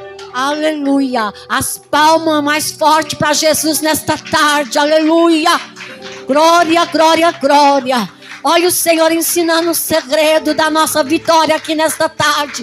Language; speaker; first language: Portuguese; native; Portuguese